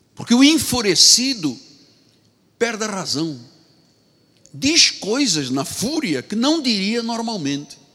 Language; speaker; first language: Portuguese; native; Portuguese